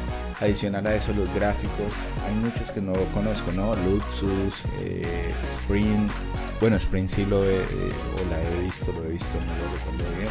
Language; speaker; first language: Spanish; native; Spanish